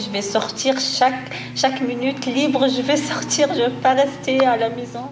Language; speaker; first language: French; non-native, local second language; Arabic